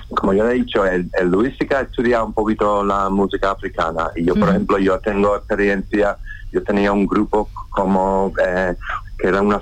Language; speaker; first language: Spanish; non-native, fluent; English